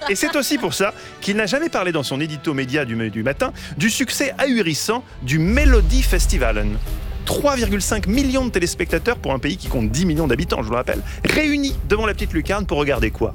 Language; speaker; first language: French; native; French